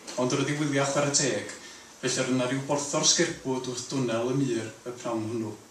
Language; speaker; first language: Welsh; native; Welsh